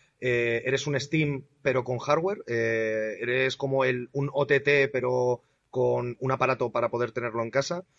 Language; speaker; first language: Spanish; native; Spanish